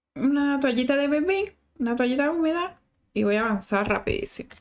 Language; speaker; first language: Spanish; native; Spanish